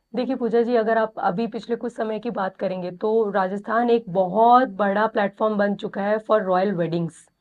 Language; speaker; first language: Hindi; native; Hindi